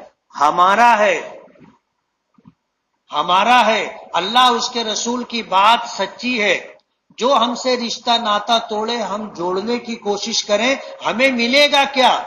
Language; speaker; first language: Urdu; native; Urdu